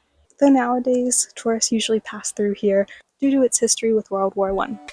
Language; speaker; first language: English; native; English